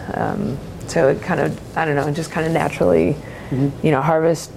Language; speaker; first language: English; native; English